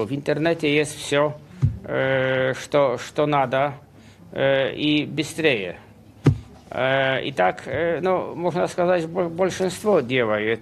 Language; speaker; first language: Russian; non-native, fluent; Polish